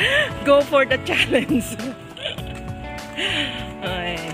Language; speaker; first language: English; non-native, learner; Filipino